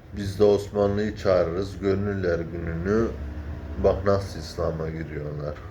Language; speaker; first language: Turkish; early bilingual, heritage; Turkish